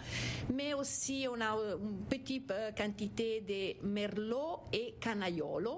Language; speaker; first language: French; non-native, fluent; Italian